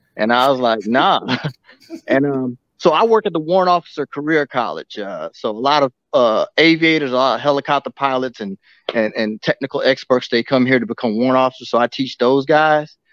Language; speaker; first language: English; native; English